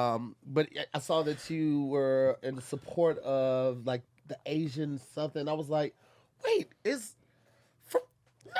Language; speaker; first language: English; native; English